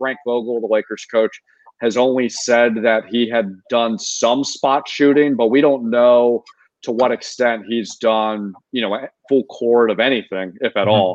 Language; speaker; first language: English; native; English